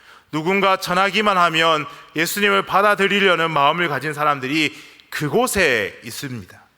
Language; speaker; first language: Korean; native; Korean